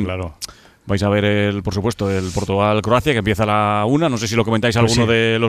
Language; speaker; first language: Spanish; native; Spanish